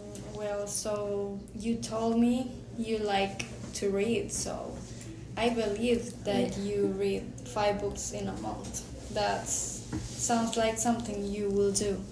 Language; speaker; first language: English; non-native, learner; Spanish